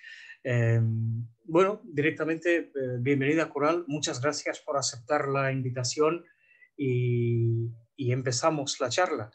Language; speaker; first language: Spanish; non-native, fluent; Bangla